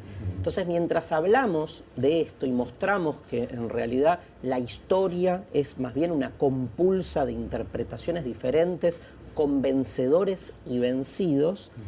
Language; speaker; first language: Spanish; native; Spanish